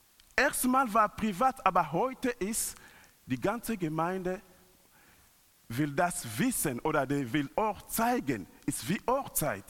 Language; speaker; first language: German; non-native, learner; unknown